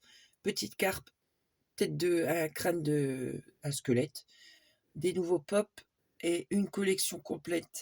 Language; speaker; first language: French; native; French